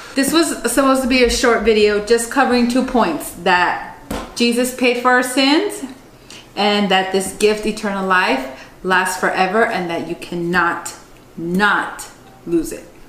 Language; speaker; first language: English; native; English